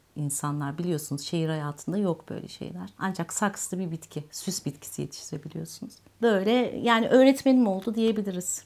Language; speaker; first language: Turkish; native; Turkish